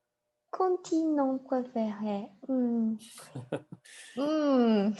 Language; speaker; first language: French; non-native, learner; Chinese